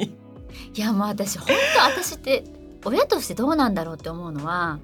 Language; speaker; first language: Japanese; native; Japanese